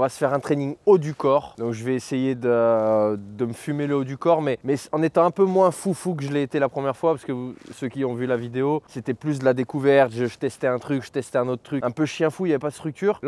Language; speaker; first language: French; native; French